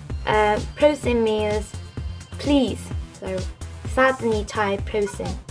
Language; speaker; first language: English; non-native, fluent; Korean